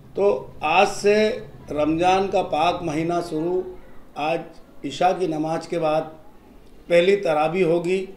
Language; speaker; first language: Hindi; native; Hindi